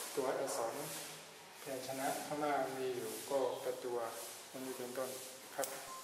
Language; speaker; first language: Thai; non-native, fluent; Burmese